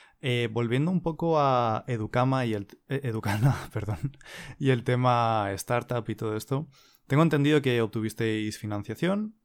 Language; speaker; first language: Spanish; native; Spanish